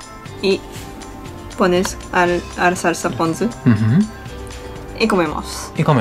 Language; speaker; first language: Spanish; non-native, fluent; Japanese